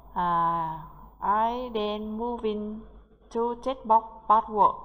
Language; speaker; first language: English; non-native, learner; Vietnamese